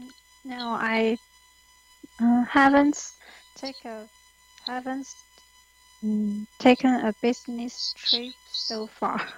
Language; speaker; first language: English; non-native, learner; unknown